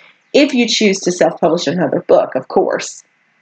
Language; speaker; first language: English; native; English